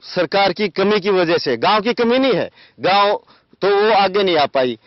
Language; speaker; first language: Hindi; native; Hindi